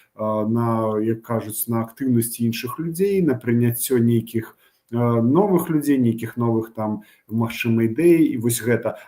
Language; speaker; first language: Belarusian; non-native, local second language; Russian